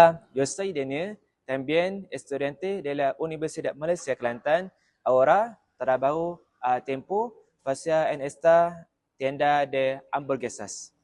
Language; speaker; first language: Spanish; non-native, learner; Malay